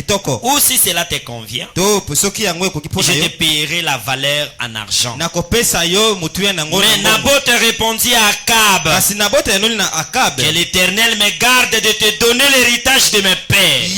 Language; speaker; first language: Haitian Creole; non-native, local second language; Lingala